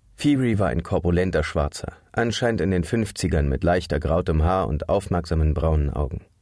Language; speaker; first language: German; native; German